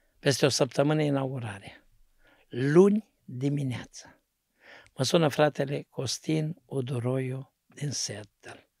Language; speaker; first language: Romanian; native; Romanian